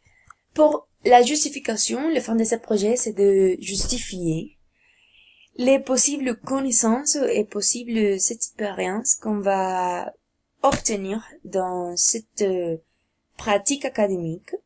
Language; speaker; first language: French; non-native, learner; Spanish